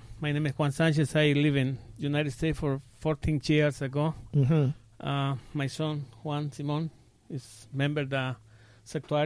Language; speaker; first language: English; non-native, learner; Spanish